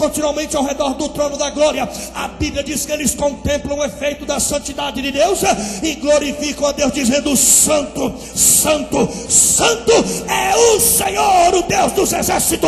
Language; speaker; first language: Portuguese; native; Portuguese